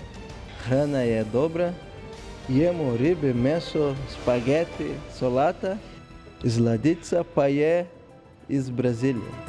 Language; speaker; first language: Slovenian; non-native, learner; Portuguese